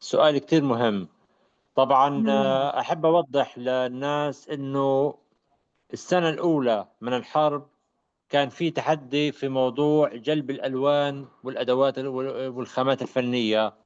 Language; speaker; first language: Arabic; native; Arabic